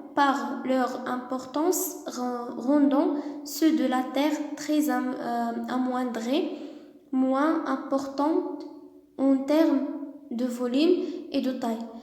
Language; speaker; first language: French; non-native, local second language; Arabic